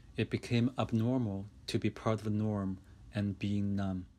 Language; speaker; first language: English; non-native, fluent; Chinese